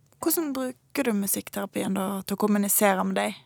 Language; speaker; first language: Norwegian; native; Norwegian